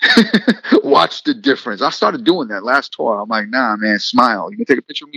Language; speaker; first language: English; native; English